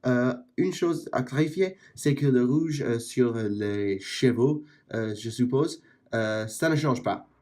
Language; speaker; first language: French; non-native, fluent; English